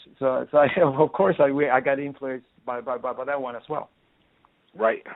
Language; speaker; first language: English; non-native, fluent; Swedish